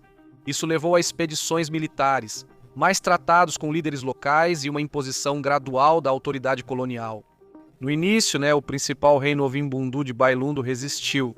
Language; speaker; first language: Portuguese; native; Portuguese